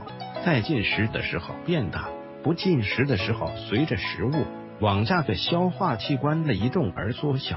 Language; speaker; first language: Chinese; native; Chinese